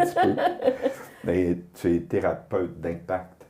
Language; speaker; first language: French; native; French